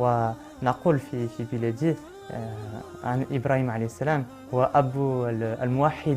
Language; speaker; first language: Arabic; non-native, learner; French